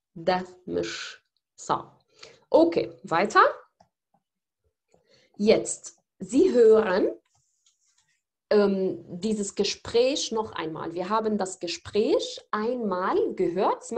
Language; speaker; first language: German; non-native, fluent; Arabic